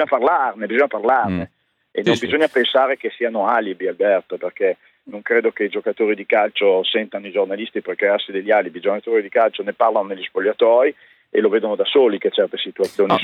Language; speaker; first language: Italian; native; Italian